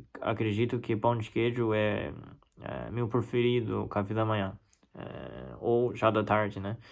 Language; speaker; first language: Portuguese; non-native, fluent; Chinese